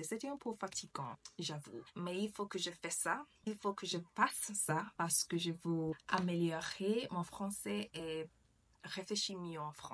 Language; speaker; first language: French; non-native, learner; English